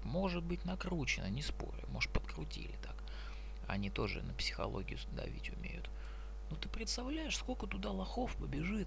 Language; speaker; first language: Russian; native; Russian